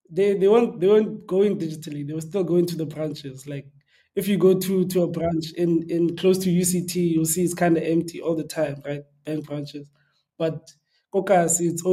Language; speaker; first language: English; non-native, local second language; Xhosa